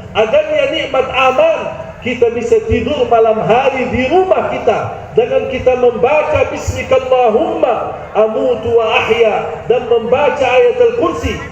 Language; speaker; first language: Malay; non-native, fluent; Arabic